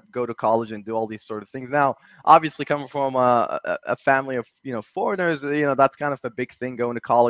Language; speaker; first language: English; early bilingual, other home language; Arabic